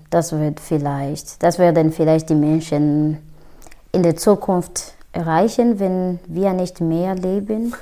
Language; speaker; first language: German; non-native, fluent; Kinyarwanda